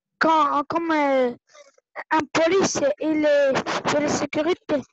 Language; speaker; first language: French; non-native, learner; Arabic